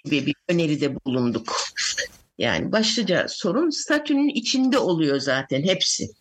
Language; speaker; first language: Turkish; native; Turkish